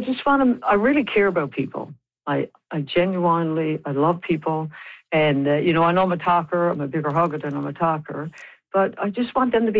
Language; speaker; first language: English; native; English